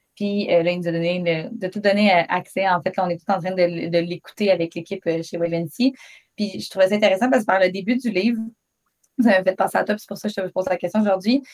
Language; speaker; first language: French; native; French